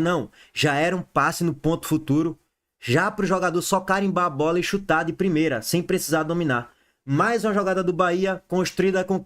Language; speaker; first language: Portuguese; native; Portuguese